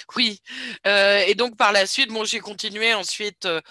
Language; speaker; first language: French; native; French